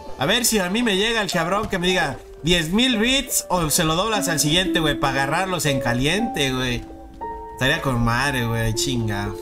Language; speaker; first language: Spanish; native; Spanish